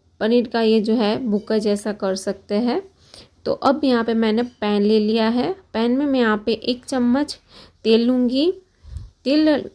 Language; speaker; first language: Hindi; non-native, local second language; Gujarati